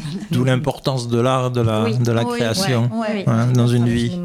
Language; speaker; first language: French; native; French